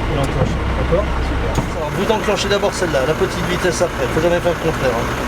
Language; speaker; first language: French; native; French